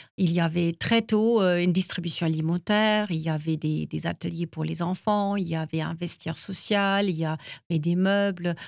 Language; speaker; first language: French; non-native, fluent; German